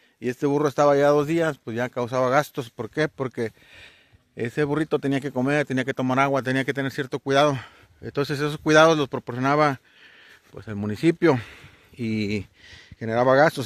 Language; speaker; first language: Spanish; native; Spanish